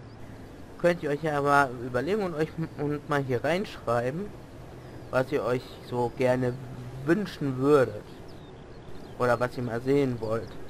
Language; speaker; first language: German; native; German